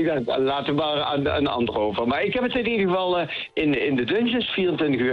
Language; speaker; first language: Dutch; native; Dutch